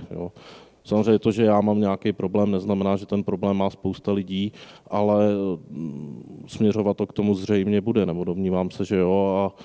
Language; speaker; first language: Czech; native; Czech